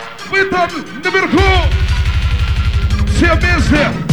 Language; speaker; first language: Russian; non-native, learner; English